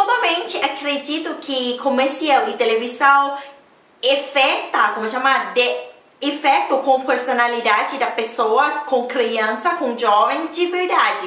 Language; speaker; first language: Portuguese; non-native, learner; Thai